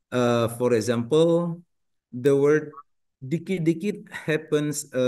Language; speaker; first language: English; non-native, learner; Indonesian